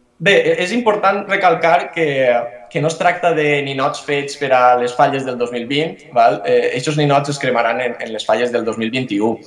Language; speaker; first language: Catalan; native; Catalan